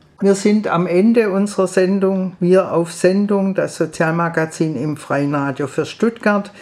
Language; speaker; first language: German; native; German